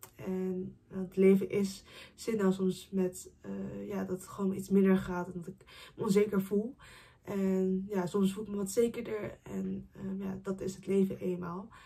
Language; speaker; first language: Dutch; early bilingual, other home language; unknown